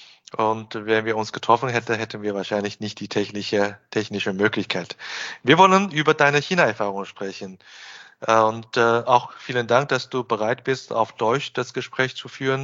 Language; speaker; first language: German; non-native, fluent; Chinese